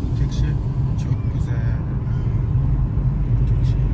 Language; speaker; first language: Turkish; non-native, learner; Kazakh